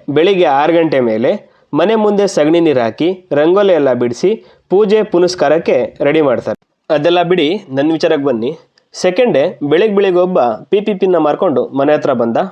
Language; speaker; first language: Kannada; non-native, local second language; Lambadi